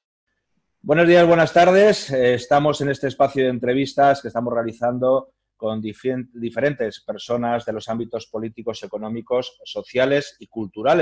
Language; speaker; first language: Spanish; native; Spanish